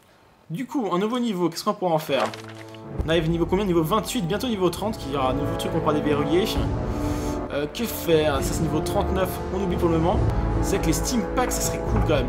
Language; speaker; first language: French; native; French